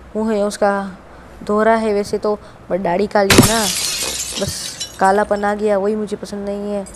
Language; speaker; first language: Hindi; non-native, local second language; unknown